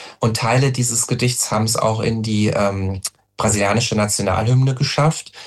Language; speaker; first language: German; native; German